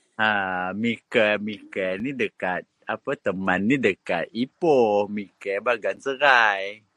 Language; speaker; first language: Malay; native; Malay